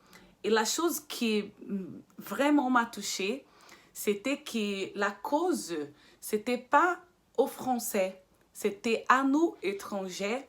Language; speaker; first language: French; non-native, fluent; Portuguese